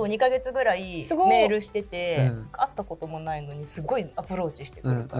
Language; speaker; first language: Japanese; native; Japanese